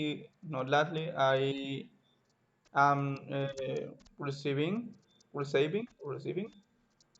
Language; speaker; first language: English; non-native, learner; Spanish